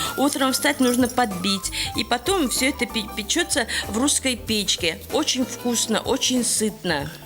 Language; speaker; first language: Russian; non-native, local second language; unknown